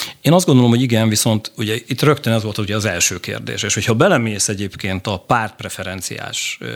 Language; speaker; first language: Hungarian; native; Hungarian